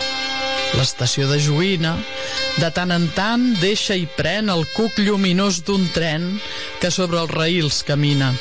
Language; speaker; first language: Catalan; native; Catalan